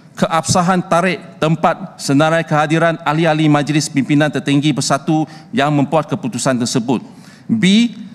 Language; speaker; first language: Malay; non-native, local second language; Chinese